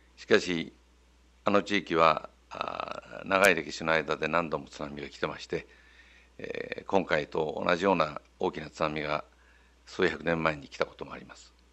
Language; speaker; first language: Japanese; native; Japanese